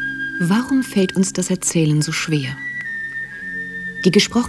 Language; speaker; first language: German; native; German